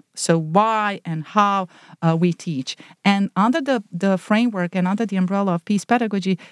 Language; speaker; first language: English; non-native, fluent; Bosnian